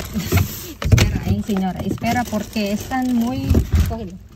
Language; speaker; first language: Spanish; non-native, learner; Filipino